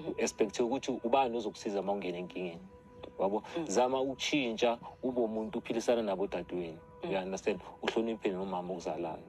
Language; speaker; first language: Zulu; native; Zulu